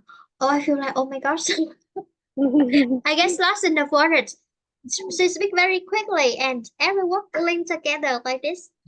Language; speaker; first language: English; non-native, fluent; Vietnamese